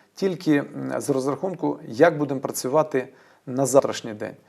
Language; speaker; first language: Ukrainian; native; Ukrainian